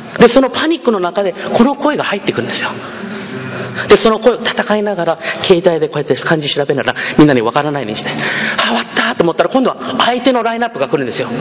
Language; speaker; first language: Japanese; early bilingual, heritage; Japanese